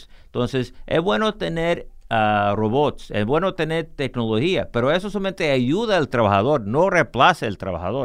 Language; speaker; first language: Spanish; early bilingual, heritage; English